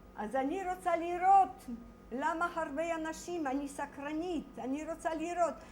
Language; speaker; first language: Hebrew; non-native, fluent; Polish